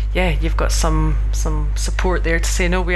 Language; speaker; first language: English; native; English